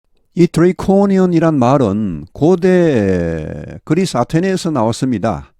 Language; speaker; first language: Korean; native; Korean